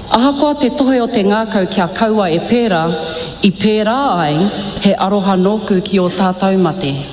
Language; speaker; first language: Māori; native; Māori